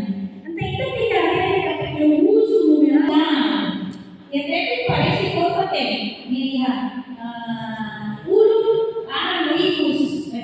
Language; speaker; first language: Portuguese; non-native, learner; Tetum